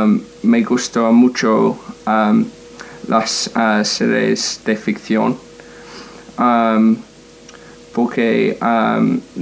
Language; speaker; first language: Spanish; non-native, learner; English